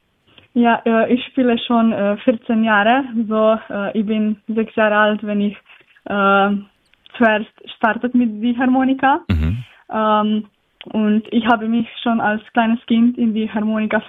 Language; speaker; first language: German; non-native, learner; Slovenian